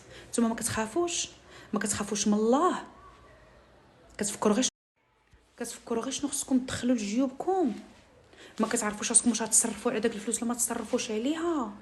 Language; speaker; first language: Arabic; native; Arabic